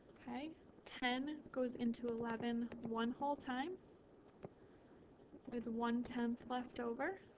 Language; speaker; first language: English; native; English